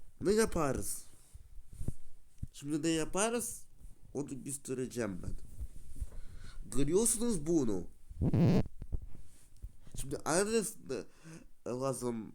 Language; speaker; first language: Turkish; non-native, learner; Russian